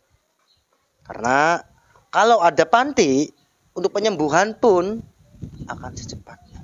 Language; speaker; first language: Indonesian; native; Indonesian